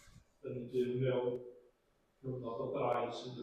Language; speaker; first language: Welsh; native; Welsh